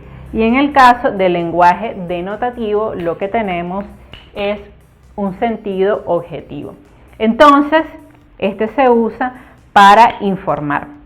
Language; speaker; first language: Spanish; native; Spanish